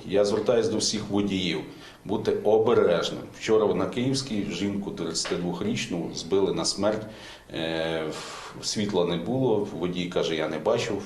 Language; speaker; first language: Ukrainian; native; Ukrainian